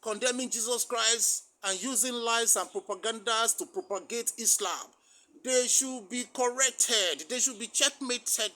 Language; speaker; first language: English; non-native, local second language; Yoruba